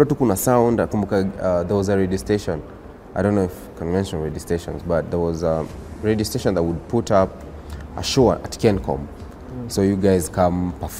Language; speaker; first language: English; non-native, local second language; Swahili